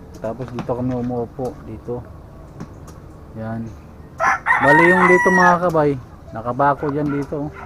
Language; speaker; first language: Filipino; non-native, local second language; Cebuano